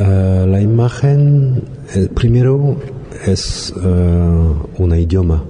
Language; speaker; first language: Spanish; non-native, learner; French